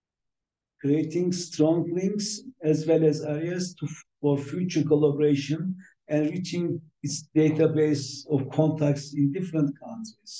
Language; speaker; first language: English; non-native, fluent; Turkish